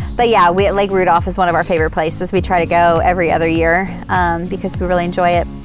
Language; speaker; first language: English; native; English